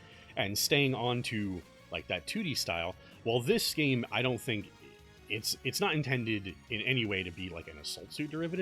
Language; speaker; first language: English; native; English